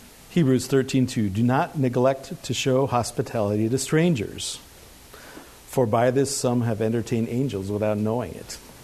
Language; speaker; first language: English; native; English